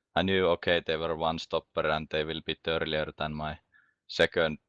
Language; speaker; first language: English; non-native, fluent; Finnish